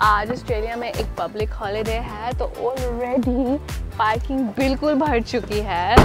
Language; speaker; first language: Hindi; early bilingual, heritage; Hindi